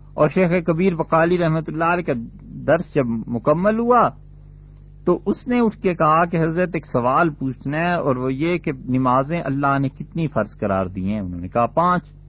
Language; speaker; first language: Urdu; non-native, local second language; Punjabi